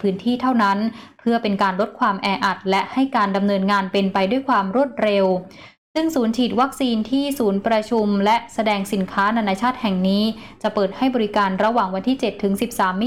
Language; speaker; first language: Thai; native; Thai